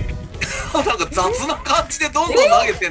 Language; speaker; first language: Japanese; native; Japanese